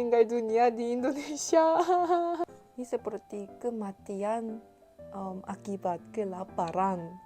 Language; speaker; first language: Indonesian; non-native, learner; Korean